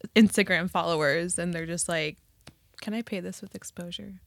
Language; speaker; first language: English; early bilingual, other home language; Spanish